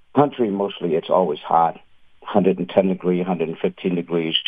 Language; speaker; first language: English; non-native, fluent; Khmer